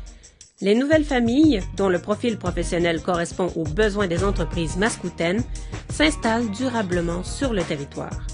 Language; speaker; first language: French; native; French